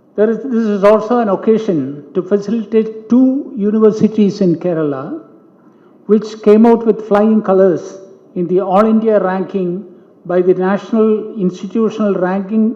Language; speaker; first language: English; non-native, local second language; Malayalam